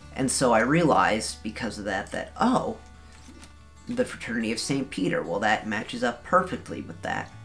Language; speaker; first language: English; native; English